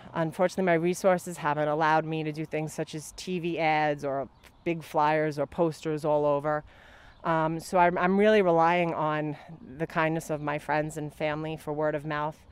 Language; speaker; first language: English; native; English